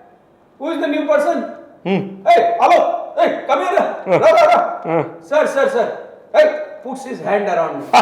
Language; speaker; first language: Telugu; non-native, learner; Hindi